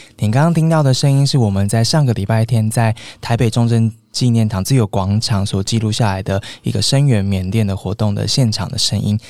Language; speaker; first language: Chinese; native; Chinese